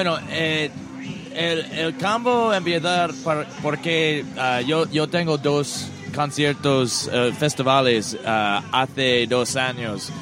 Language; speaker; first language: Spanish; non-native, learner; English